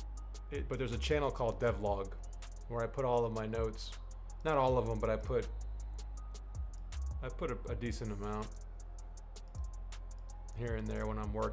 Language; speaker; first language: English; native; English